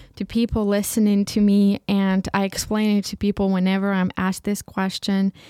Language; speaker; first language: English; non-native, fluent; Ukrainian